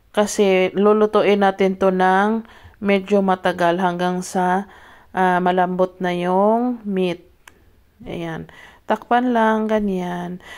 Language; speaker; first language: Filipino; non-native, local second language; Cebuano